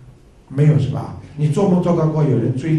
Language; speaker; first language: Chinese; native; Chinese